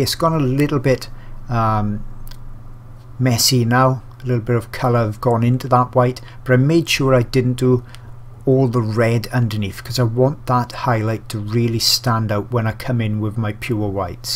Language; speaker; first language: English; native; English